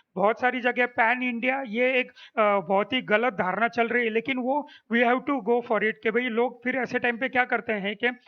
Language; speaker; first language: Hindi; non-native, local second language; Marathi